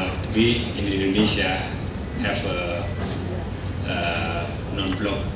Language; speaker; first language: English; non-native, learner; Indonesian